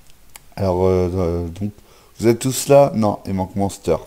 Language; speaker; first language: French; native; French